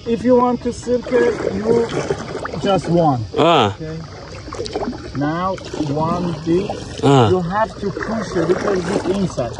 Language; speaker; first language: English; non-native, learner; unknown